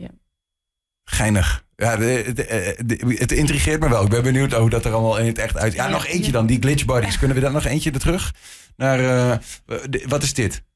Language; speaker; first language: Dutch; native; Dutch